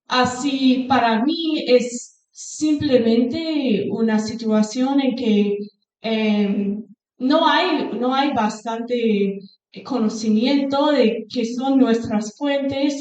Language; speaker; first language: Spanish; non-native, fluent; English